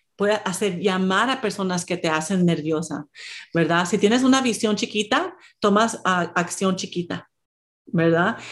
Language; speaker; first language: Spanish; early bilingual, heritage; Spanish